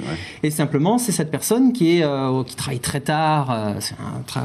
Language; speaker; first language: French; native; French